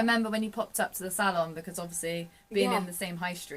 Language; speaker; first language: English; native; English